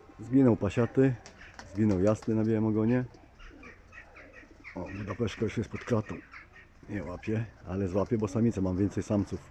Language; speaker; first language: Polish; native; Polish